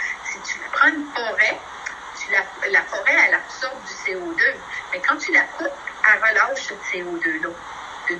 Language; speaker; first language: French; native; French